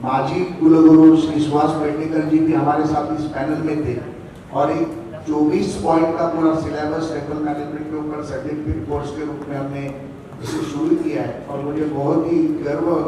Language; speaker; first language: Hindi; non-native, local second language; Marathi